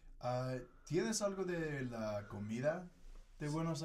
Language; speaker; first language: Spanish; non-native, learner; English